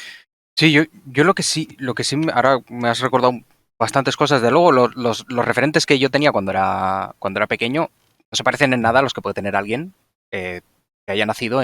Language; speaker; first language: Spanish; native; Spanish